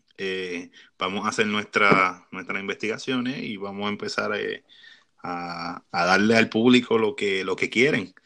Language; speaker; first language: Spanish; native; Spanish